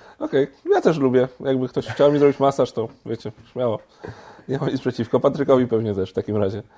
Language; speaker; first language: Polish; native; Polish